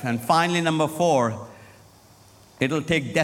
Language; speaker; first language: English; non-native, local second language; Hindi